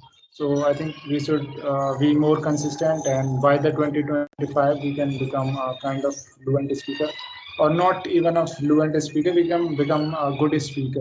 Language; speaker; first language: English; non-native, fluent; Hindi